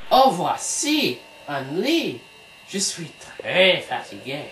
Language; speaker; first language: French; non-native, learner; English